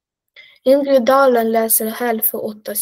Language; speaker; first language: Swedish; non-native, learner; Russian